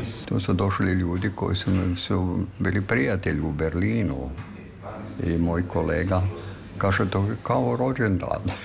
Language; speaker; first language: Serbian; non-native, fluent; German